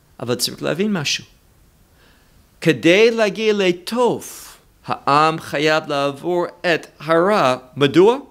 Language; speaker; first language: Hebrew; non-native, fluent; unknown